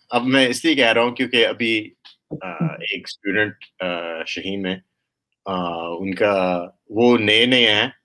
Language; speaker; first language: Urdu; early bilingual, heritage; Urdu